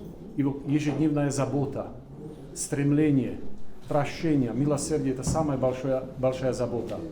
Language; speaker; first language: Russian; non-native, fluent; Azerbaijani